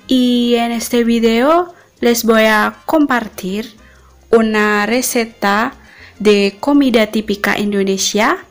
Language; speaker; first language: Spanish; non-native, fluent; Indonesian